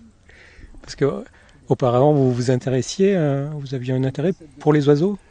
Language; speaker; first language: French; native; French